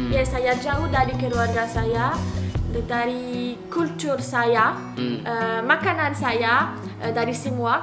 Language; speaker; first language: Indonesian; non-native, learner; English